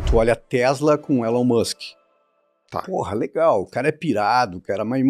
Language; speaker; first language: Portuguese; native; Portuguese